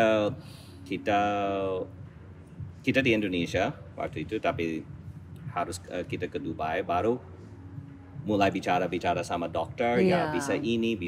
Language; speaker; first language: Indonesian; non-native, fluent; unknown